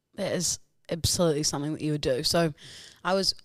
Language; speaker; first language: English; native; English